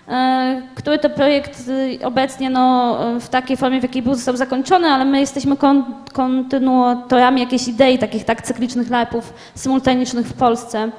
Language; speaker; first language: Polish; native; Polish